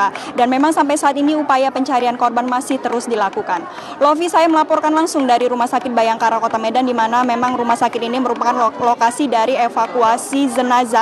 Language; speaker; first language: Indonesian; native; Indonesian